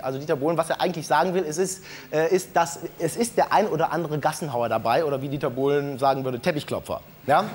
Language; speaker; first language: German; native; German